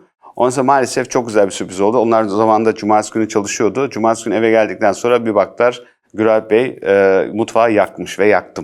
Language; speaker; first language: Turkish; early bilingual, heritage; Turkish